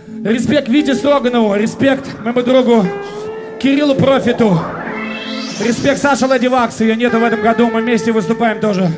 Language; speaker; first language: Russian; non-native, fluent; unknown